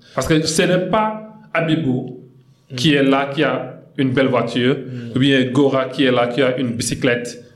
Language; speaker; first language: French; non-native, local second language; Wolof